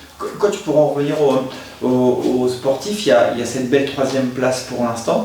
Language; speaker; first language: French; native; French